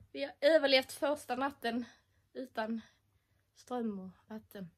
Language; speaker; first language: Swedish; native; Swedish